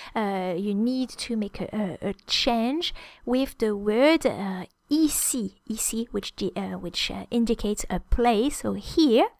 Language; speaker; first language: English; non-native, fluent; French